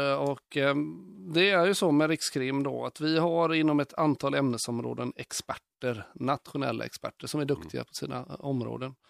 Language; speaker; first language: Swedish; native; Swedish